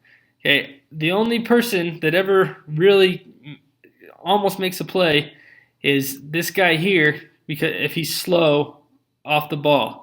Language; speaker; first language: English; native; English